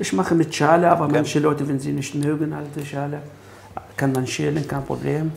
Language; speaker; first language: German; non-native, fluent; Arabic